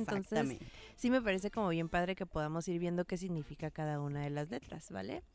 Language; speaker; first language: Spanish; native; Spanish